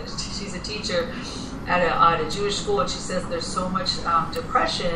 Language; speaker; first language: English; non-native, fluent; Spanish